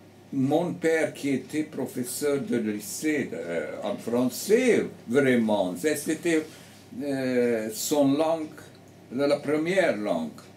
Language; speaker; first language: French; early bilingual, heritage; French